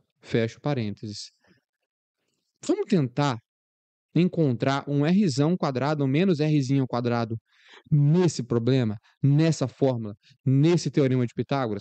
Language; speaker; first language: Portuguese; native; Portuguese